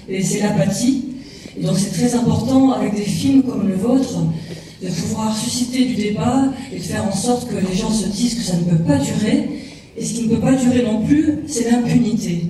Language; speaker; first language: French; native; French